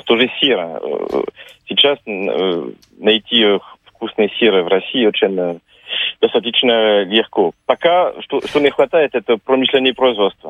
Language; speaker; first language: Russian; non-native, fluent; French